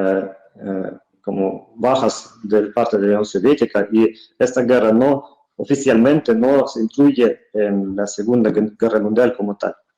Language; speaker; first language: Spanish; non-native, fluent; Russian